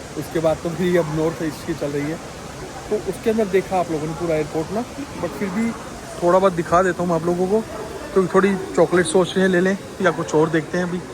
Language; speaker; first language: Hindi; native; Hindi